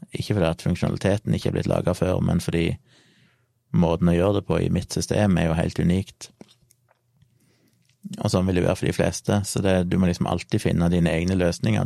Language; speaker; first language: Norwegian; native; Norwegian